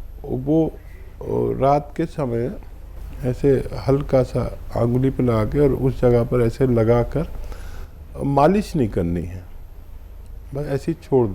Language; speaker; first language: Hindi; native; Hindi